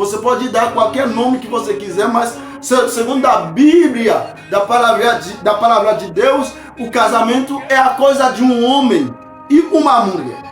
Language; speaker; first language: Portuguese; non-native, fluent; Haitian Creole